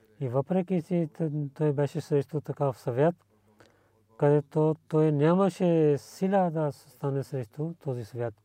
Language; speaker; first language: Bulgarian; non-native, learner; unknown